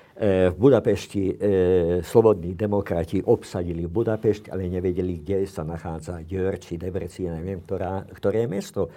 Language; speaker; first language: Slovak; non-native, local second language; Hungarian